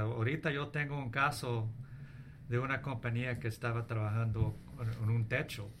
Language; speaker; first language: Spanish; early bilingual, heritage; English